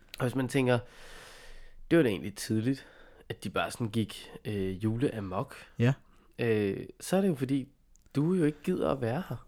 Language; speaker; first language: Danish; native; Danish